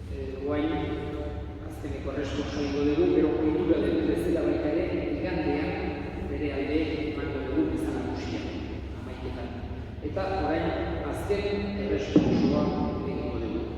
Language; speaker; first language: Basque; native; Basque